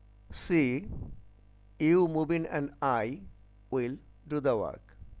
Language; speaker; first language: English; non-native, local second language; Bangla